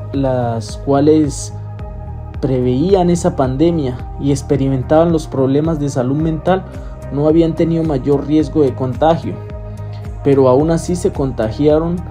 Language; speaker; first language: Spanish; native; Spanish